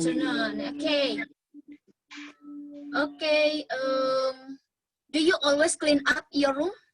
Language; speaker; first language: English; non-native, learner; Indonesian